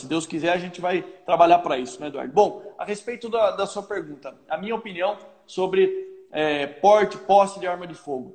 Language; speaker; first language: Portuguese; native; Portuguese